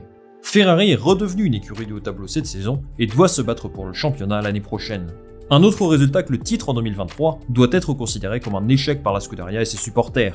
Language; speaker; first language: French; native; French